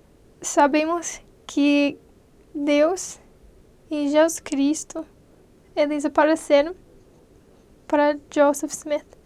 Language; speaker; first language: Portuguese; non-native, fluent; English